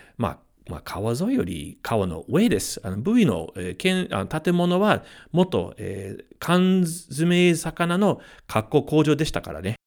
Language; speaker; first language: Japanese; non-native, fluent; English